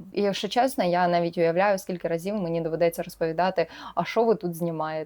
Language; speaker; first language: Ukrainian; non-native, local second language; Russian